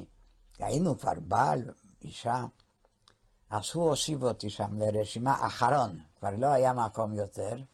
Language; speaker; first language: Hebrew; non-native, fluent; Polish